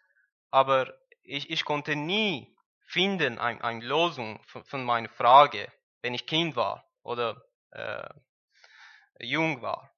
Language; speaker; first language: German; non-native, learner; Persian